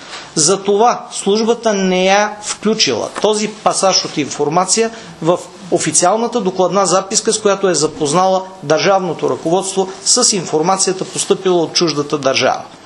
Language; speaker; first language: Bulgarian; native; Bulgarian